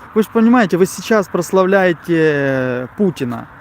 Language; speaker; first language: Russian; non-native, local second language; Ukrainian